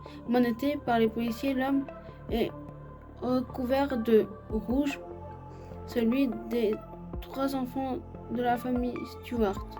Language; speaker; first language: French; native; French